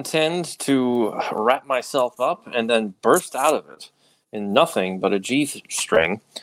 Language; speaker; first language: English; native; English